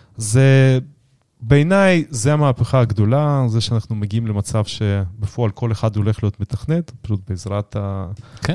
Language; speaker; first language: Hebrew; native; Hebrew